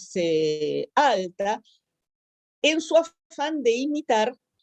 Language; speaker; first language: Spanish; native; Spanish